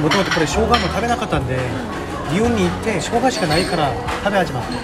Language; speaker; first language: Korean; non-native, learner; Japanese